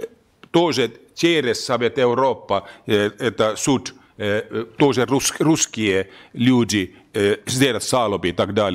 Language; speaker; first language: Russian; non-native, learner; Finnish